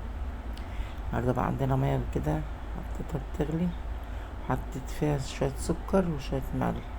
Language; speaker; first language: Arabic; native; Arabic